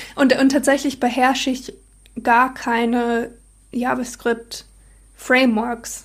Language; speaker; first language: German; non-native, fluent; English